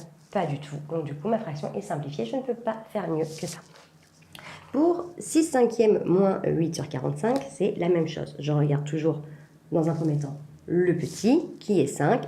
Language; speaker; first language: French; native; French